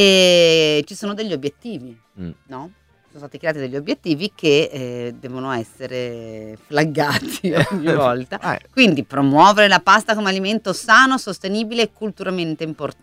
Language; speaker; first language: Italian; native; Italian